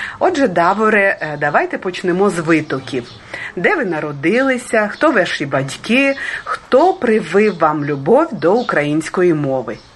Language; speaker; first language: Ukrainian; early bilingual, heritage; Ukrainian